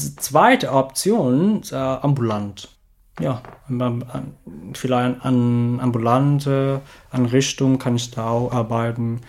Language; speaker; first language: German; non-native, learner; Vietnamese